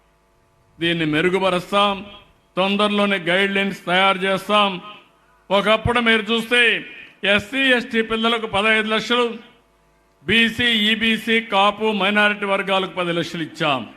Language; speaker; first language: Telugu; native; Telugu